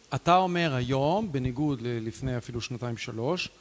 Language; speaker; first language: Hebrew; native; Hebrew